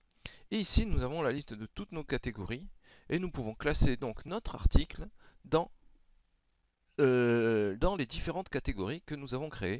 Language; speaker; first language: French; native; French